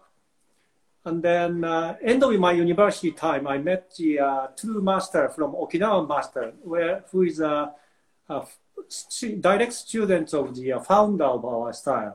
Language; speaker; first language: English; non-native, fluent; Japanese